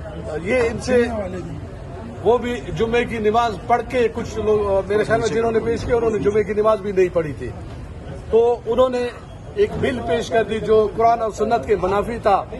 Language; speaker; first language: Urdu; non-native, local second language; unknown